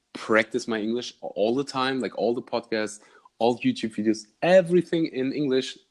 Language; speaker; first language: English; non-native, fluent; German